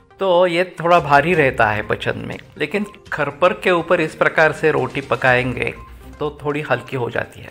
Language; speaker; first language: Hindi; non-native, local second language; Marathi